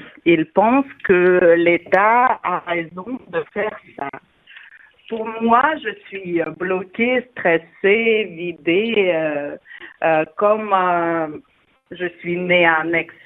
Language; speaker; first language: French; non-native, fluent; Russian